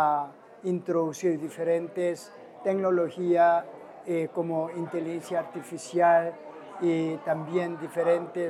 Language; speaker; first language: Spanish; non-native, fluent; Korean